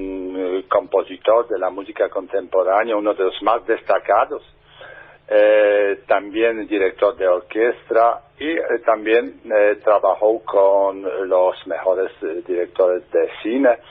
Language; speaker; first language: Spanish; non-native, fluent; Polish